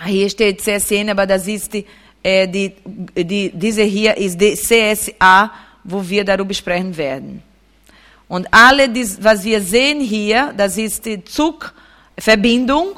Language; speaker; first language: German; non-native, fluent; Portuguese